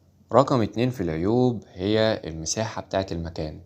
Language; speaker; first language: Arabic; native; Arabic